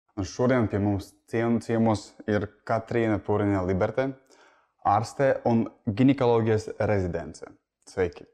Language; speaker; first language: Latvian; non-native, local second language; Russian